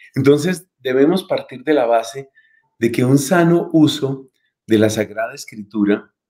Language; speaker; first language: Spanish; native; Spanish